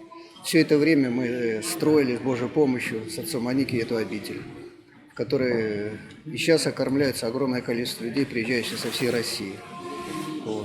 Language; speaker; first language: Russian; native; Russian